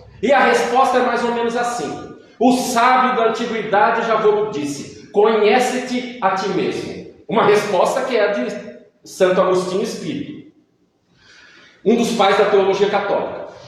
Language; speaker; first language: Portuguese; native; Portuguese